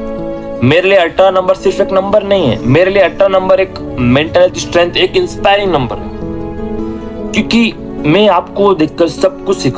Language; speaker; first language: Hindi; non-native, local second language; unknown